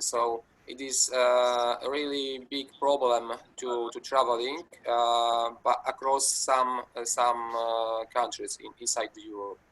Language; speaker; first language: English; non-native, fluent; Polish